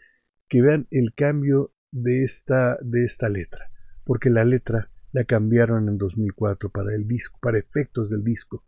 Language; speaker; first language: Spanish; native; Spanish